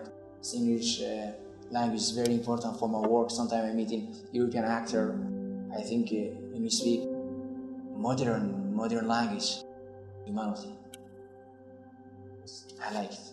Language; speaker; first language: English; non-native, learner; Central Kurdish